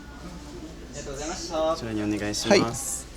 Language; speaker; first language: Japanese; native; Japanese